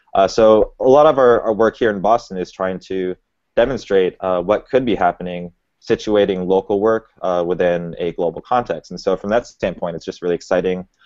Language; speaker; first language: English; native; English